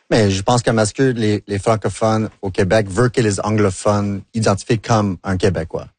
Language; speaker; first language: French; non-native, local second language; English